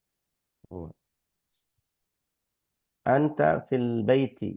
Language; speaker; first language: Arabic; non-native, learner; Indonesian